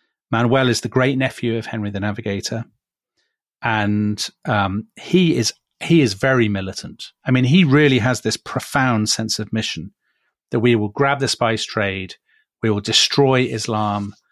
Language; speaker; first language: English; native; English